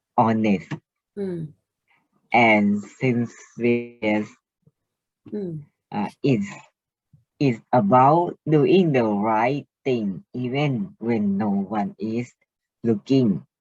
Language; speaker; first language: English; non-native, learner; Thai